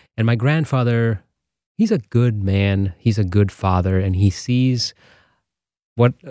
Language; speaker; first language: English; non-native, local second language; Tamil